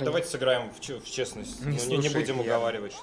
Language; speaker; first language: Russian; native; Russian